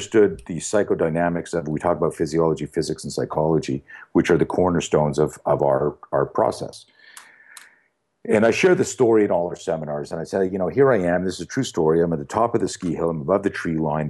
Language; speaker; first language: English; native; English